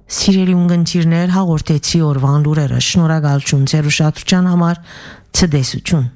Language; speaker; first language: Armenian; early bilingual, heritage; Armenian